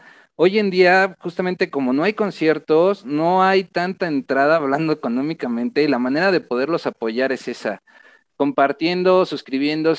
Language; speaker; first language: Spanish; native; Spanish